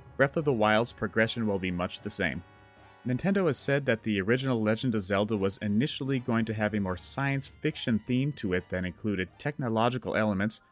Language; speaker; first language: English; native; English